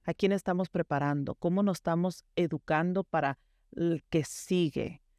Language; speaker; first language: Spanish; early bilingual, heritage; Spanish